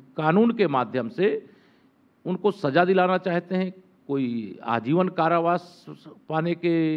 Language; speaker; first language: Hindi; native; Hindi